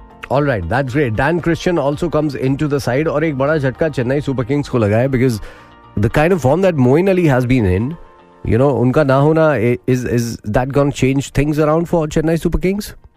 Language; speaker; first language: English; non-native, local second language; Hindi